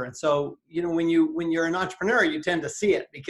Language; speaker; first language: English; native; English